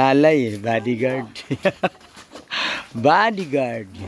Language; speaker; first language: English; non-native, local second language; Filipino